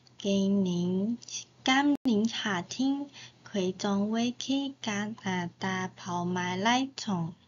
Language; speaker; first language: Cantonese; non-native, learner; Chinese